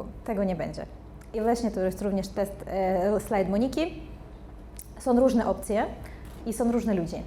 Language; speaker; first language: Polish; non-native, fluent; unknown